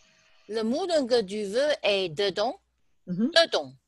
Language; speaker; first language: French; non-native, learner; Chinese